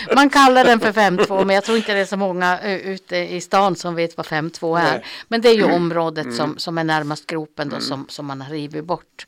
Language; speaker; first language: Swedish; native; Swedish